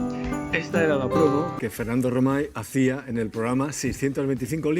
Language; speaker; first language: Spanish; native; Spanish